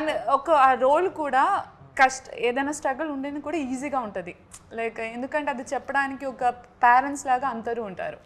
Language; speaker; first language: Telugu; non-native, learner; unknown